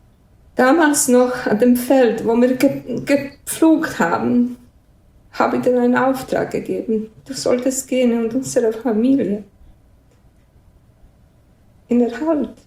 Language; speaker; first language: German; non-native, fluent; Bosnian